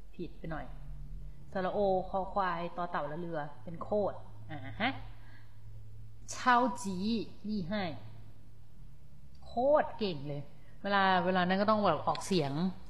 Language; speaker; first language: Thai; native; Thai